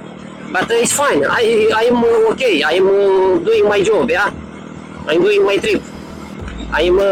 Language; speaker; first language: English; non-native, learner; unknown